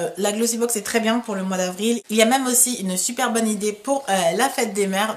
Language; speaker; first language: French; native; French